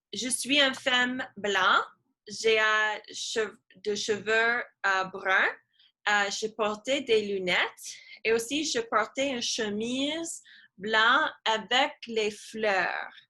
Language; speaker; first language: French; non-native, learner; English